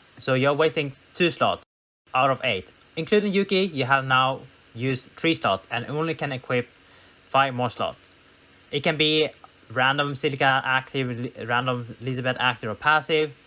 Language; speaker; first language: English; non-native, fluent; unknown